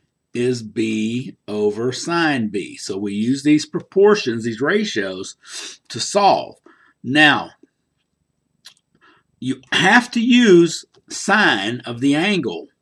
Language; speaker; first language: English; native; English